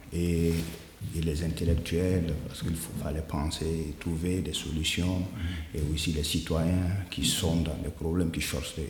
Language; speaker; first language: French; non-native, local second language; Mossi